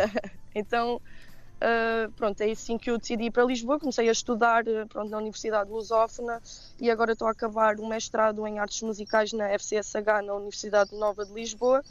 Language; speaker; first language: Portuguese; early bilingual, heritage; Portuguese